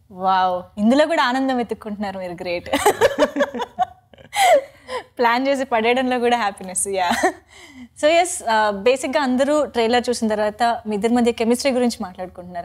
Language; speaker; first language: Telugu; native; Telugu